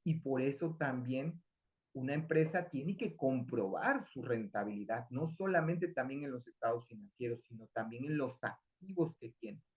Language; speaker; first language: Spanish; native; Spanish